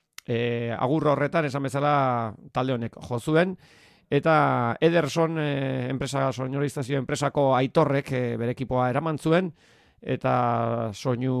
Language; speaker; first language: Basque; native; Basque